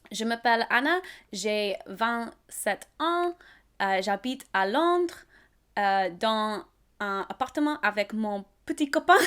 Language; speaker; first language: French; non-native, learner; English